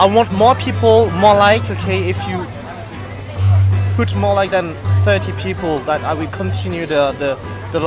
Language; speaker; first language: English; non-native, learner; French